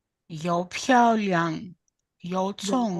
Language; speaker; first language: Chinese; non-native, learner; Greek